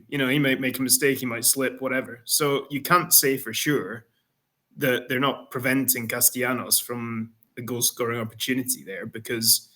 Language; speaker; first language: English; native; English